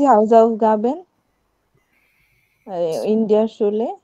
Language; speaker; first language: German; non-native, learner; Bangla